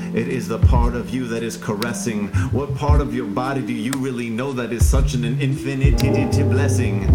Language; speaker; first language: English; native; English